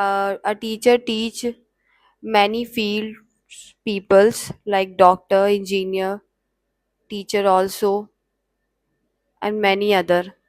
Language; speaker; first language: English; non-native, learner; Urdu